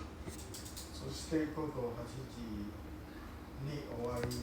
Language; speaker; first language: Japanese; non-native, learner; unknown